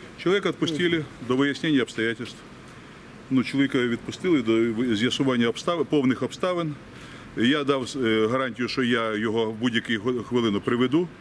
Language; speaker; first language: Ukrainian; native; Ukrainian